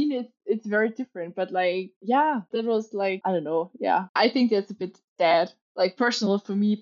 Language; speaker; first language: English; non-native, fluent; German